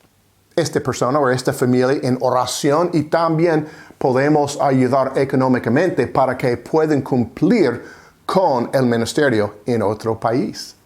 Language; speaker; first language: Spanish; non-native, fluent; English